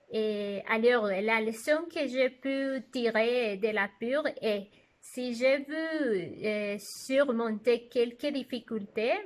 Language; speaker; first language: French; non-native, fluent; Spanish